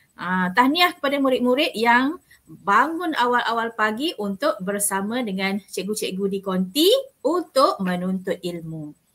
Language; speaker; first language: Malay; native; Malay